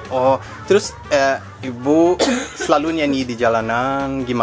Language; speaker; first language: Indonesian; non-native, fluent; Portuguese